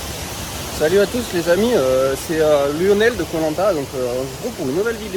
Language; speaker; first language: French; native; French